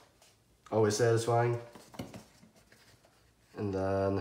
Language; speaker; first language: English; native; English